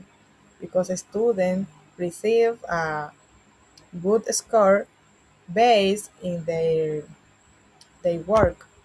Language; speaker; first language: English; non-native, learner; Spanish